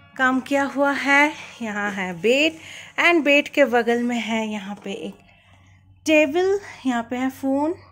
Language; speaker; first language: Hindi; non-native, local second language; Bangla